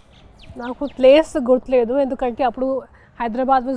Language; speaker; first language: Telugu; non-native, fluent; Hindi